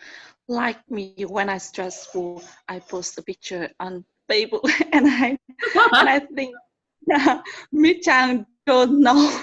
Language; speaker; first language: English; non-native, learner; Vietnamese